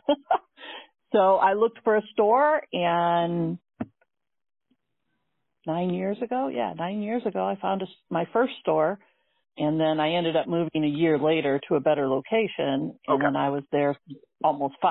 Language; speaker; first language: English; native; English